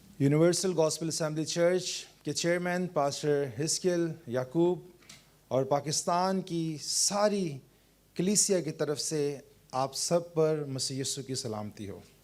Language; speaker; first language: Urdu; non-native, local second language; Punjabi